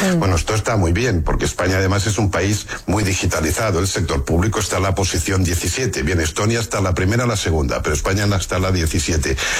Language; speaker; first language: Spanish; non-native, local second language; Catalan